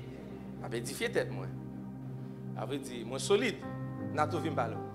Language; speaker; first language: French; non-native, local second language; Haitian Creole